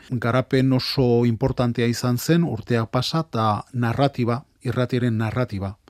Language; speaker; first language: Basque; non-native, local second language; Spanish